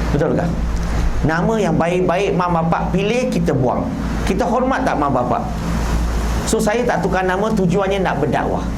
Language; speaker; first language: Malay; non-native, local second language; Chinese